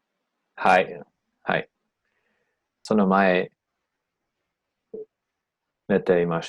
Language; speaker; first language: Japanese; non-native, learner; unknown